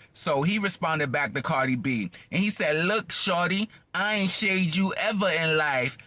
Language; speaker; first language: English; native; English